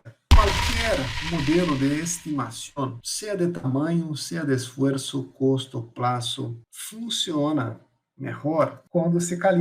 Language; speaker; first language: Spanish; non-native, fluent; Portuguese